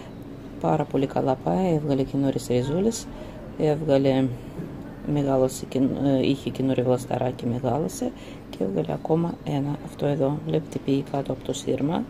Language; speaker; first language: Greek; non-native, fluent; Russian